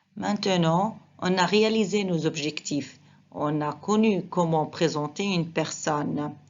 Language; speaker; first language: French; non-native, fluent; Arabic